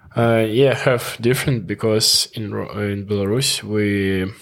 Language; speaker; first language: English; non-native, learner; Russian